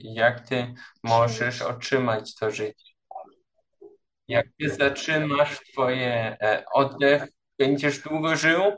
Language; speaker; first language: Polish; non-native, learner; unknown